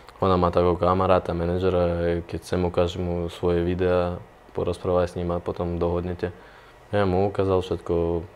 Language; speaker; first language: Slovak; non-native, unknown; Ukrainian